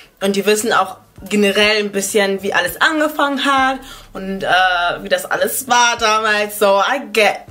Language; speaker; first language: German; early bilingual, other home language; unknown